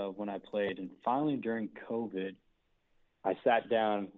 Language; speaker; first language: English; native; English